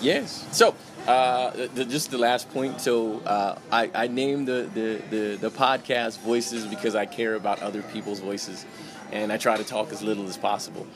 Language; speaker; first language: English; native; English